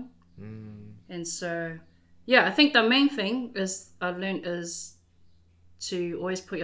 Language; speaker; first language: English; native; English